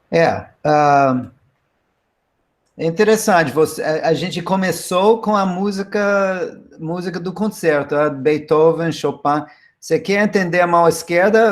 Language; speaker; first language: Portuguese; non-native, fluent; English